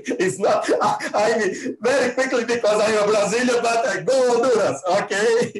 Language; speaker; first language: English; non-native, learner; Portuguese